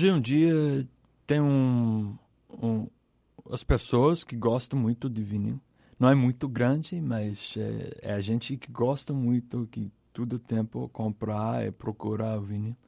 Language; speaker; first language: Portuguese; non-native, learner; English